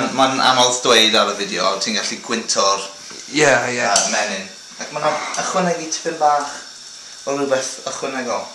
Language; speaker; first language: Welsh; non-native, local second language; English